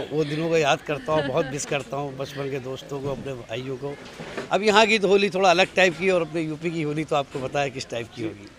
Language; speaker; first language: Hindi; native; Hindi